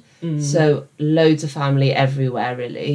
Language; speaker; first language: English; native; English